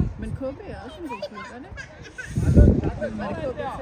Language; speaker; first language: Danish; non-native, fluent; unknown